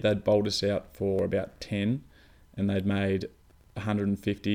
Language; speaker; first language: English; native; English